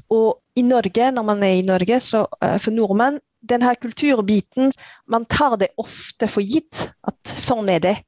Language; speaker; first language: Norwegian; non-native, fluent; French